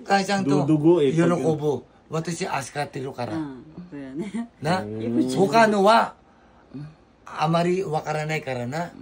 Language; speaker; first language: Japanese; non-native, learner; Filipino